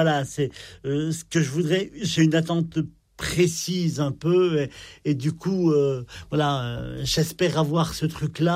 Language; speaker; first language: French; native; French